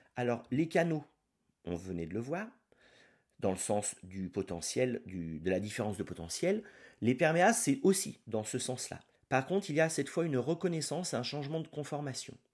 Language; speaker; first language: French; native; French